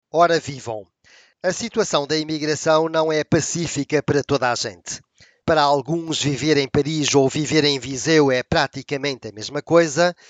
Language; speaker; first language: Portuguese; native; Portuguese